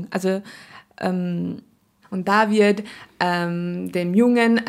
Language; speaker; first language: German; non-native, fluent; Nepali